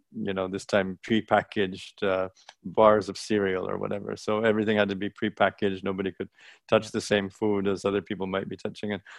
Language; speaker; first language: English; native; English